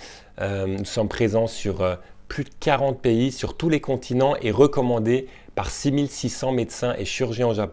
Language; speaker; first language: French; native; French